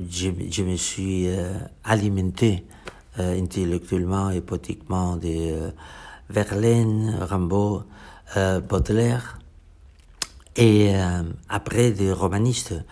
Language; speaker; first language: French; non-native, fluent; Catalan